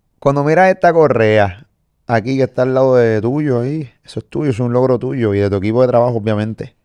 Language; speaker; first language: Spanish; native; Spanish